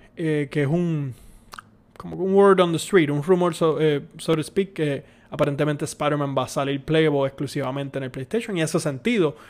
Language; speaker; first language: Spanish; native; Spanish